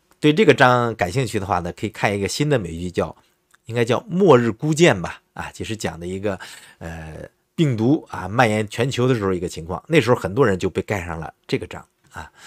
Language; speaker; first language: Chinese; native; Chinese